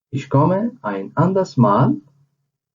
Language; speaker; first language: German; non-native, fluent; Urdu